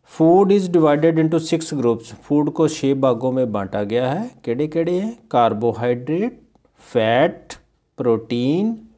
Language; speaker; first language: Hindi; non-native, local second language; Punjabi